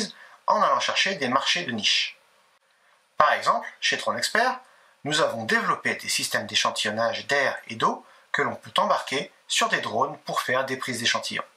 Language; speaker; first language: French; native; French